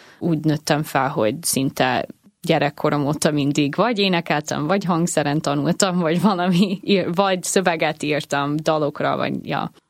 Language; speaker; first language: Hungarian; non-native, fluent; English